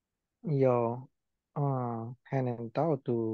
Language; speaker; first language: Finnish; non-native, learner; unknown